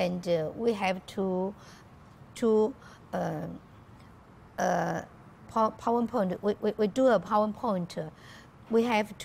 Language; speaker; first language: English; non-native, learner; Chinese